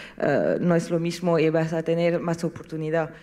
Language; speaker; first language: Spanish; non-native, learner; French